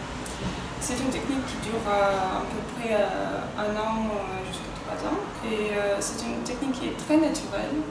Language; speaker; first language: French; non-native, fluent; Russian